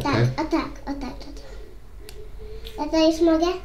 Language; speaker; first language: Polish; early bilingual, heritage; Polish